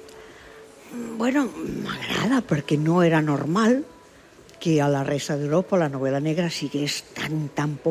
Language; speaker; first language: Catalan; non-native, local second language; Spanish